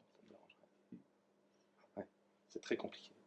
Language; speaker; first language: French; native; French